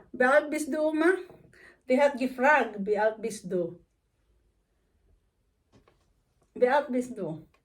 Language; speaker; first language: German; non-native, learner; Filipino